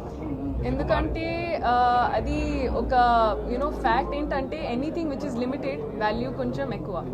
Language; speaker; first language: Telugu; non-native, learner; Hindi